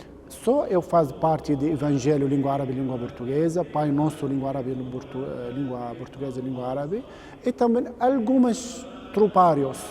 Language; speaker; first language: Portuguese; non-native, learner; Arabic